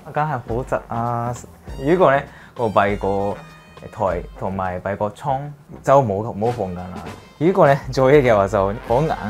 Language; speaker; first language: Cantonese; non-native, learner; Japanese